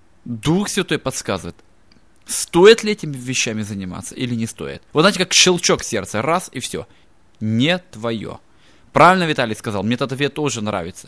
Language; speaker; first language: Russian; native; Russian